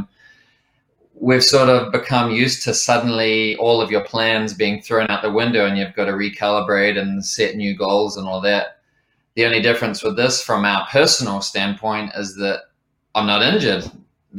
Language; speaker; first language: English; native; English